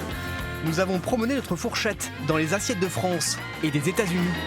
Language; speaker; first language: French; native; French